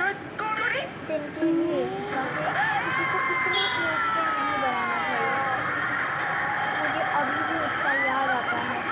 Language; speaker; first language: Hindi; non-native, local second language; Bangla